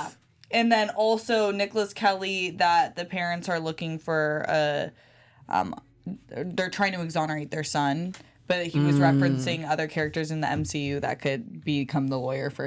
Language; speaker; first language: English; native; English